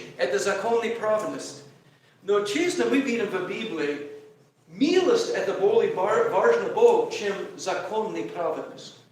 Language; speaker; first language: Russian; non-native, learner; English